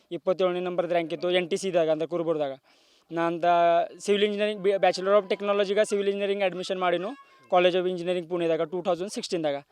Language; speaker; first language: Kannada; non-native, local second language; Marathi